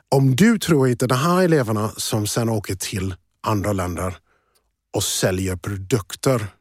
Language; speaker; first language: Swedish; early bilingual, other home language; English